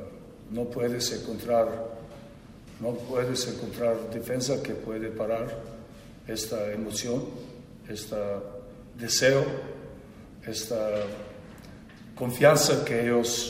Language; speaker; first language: Spanish; non-native, learner; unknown